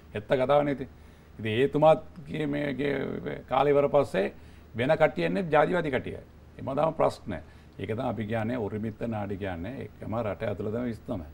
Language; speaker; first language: Sinhala; non-native, local second language; Tamil